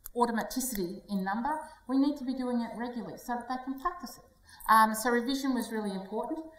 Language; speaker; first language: English; native; English